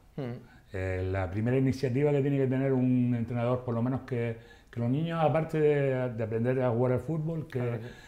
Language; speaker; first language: Spanish; native; Spanish